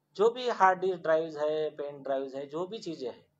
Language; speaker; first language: Hindi; non-native, local second language; Marathi